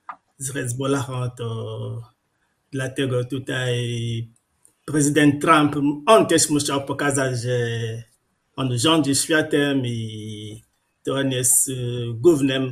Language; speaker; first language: Polish; non-native, fluent; Lingala